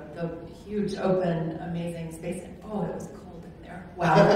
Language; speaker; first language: English; native; English